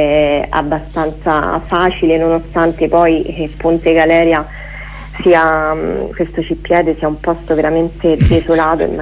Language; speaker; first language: Italian; native; Italian